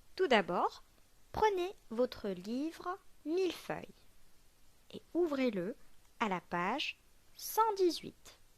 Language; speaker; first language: French; non-native, local second language; Arabic